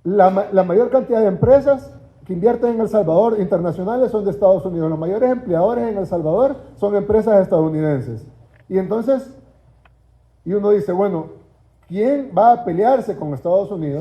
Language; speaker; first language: Spanish; native; Spanish